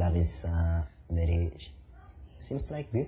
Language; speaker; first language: English; non-native, learner; Japanese